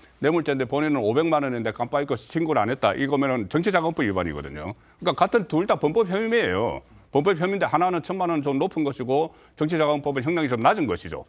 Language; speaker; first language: Korean; native; Korean